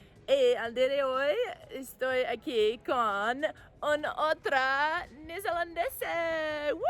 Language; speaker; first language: Spanish; non-native, learner; English